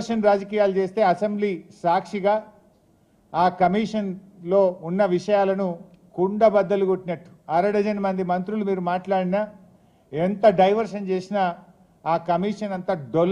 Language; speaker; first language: Telugu; native; Telugu